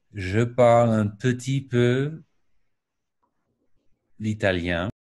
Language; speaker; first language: French; non-native, learner; English